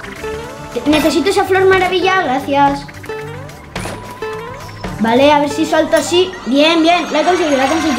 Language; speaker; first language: Spanish; native; Spanish